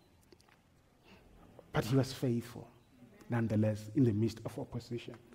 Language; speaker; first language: English; non-native, local second language; Northern Sotho